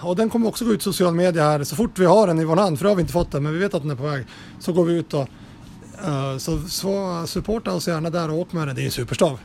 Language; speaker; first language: Swedish; native; Swedish